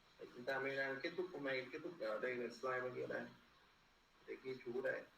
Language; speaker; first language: Vietnamese; native; Vietnamese